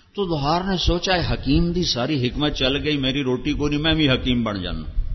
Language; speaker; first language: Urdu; non-native, local second language; Punjabi